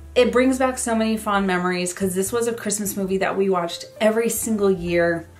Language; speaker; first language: English; native; English